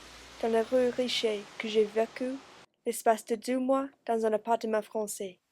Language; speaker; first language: French; non-native, learner; English